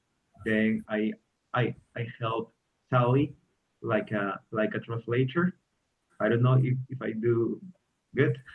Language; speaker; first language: English; non-native, learner; Spanish